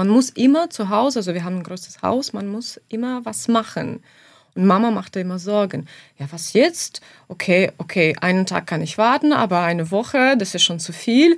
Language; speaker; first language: German; non-native, fluent; Ukrainian